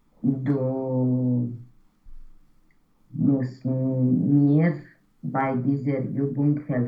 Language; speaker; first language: German; non-native, learner; Romanian